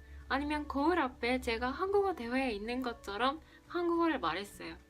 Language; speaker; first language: Korean; non-native, fluent; Spanish